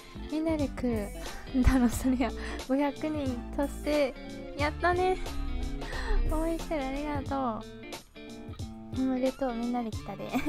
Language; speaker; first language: Japanese; early bilingual, other home language; English